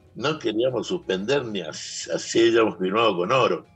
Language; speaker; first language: Spanish; native; Spanish